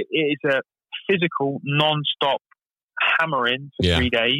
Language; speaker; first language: English; native; English